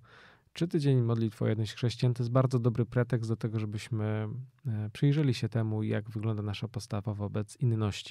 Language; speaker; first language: Polish; native; Polish